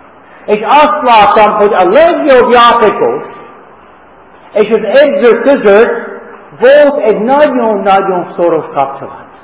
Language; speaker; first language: Hungarian; non-native, fluent; English